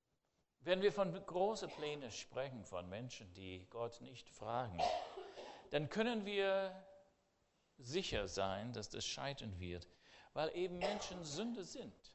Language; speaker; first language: German; non-native, fluent; English